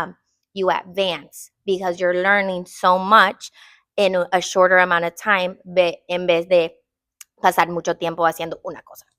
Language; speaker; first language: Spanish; early bilingual, heritage; English